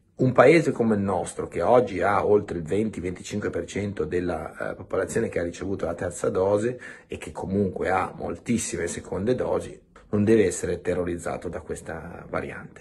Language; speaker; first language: Italian; native; Italian